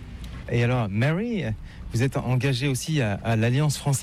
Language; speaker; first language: French; native; French